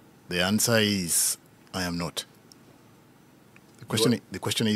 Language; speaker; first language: English; non-native, local second language; Yoruba